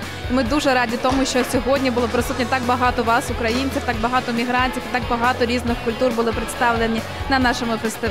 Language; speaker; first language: Ukrainian; native; Ukrainian